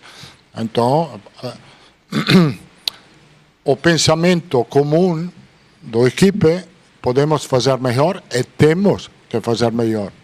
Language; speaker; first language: Portuguese; non-native, fluent; Italian